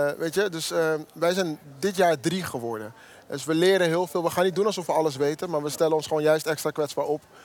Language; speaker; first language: Dutch; early bilingual, other home language; Akan